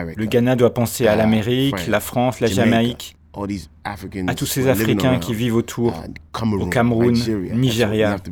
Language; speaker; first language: French; non-native, fluent; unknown